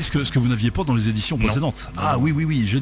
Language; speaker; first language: French; native; French